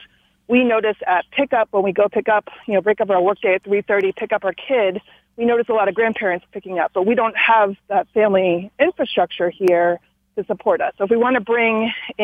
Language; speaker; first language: English; native; English